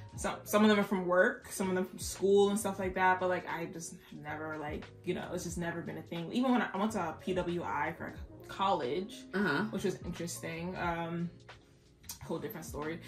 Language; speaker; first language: English; native; English